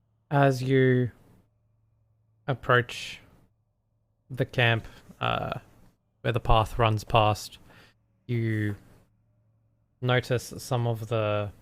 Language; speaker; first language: English; native; English